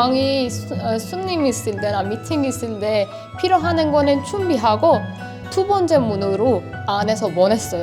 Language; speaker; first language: Korean; non-native, fluent; Persian